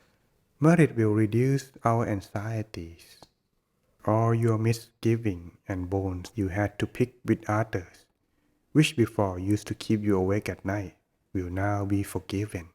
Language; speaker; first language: English; non-native, fluent; Thai